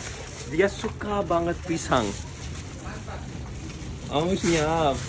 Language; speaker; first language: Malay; non-native, learner; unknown